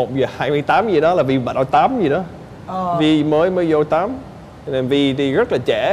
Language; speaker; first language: Vietnamese; non-native, fluent; English